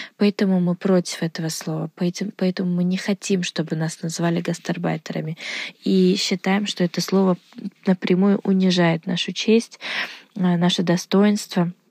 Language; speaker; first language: Russian; non-native, local second language; Uzbek